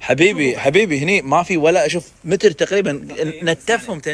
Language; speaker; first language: Arabic; native; Arabic